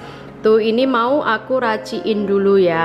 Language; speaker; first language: Indonesian; native; Indonesian